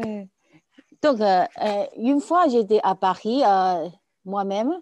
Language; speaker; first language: French; non-native, fluent; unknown